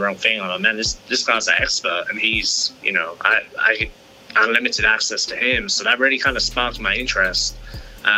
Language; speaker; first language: English; native; English